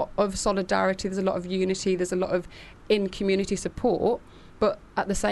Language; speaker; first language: English; native; English